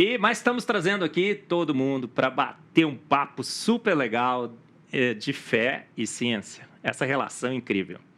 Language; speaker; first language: Portuguese; native; Portuguese